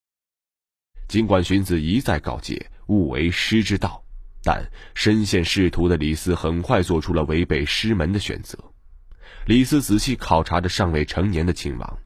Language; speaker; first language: Chinese; native; Chinese